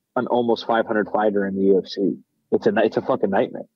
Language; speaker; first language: English; native; English